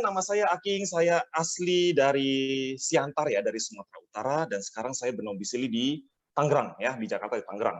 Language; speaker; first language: Indonesian; native; Indonesian